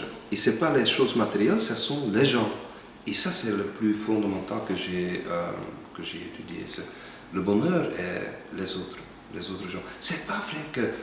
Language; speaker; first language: French; non-native, local second language; Dutch